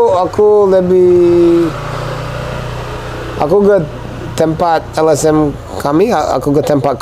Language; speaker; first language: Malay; non-native, fluent; English